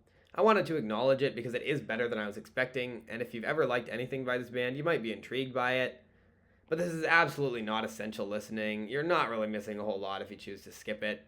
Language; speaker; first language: English; native; English